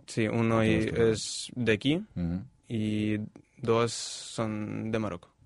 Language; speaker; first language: Catalan; non-native, fluent; Ukrainian